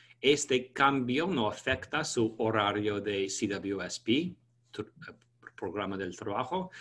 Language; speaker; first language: Spanish; non-native, fluent; English